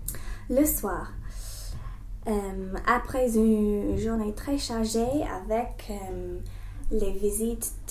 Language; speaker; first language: French; non-native, learner; English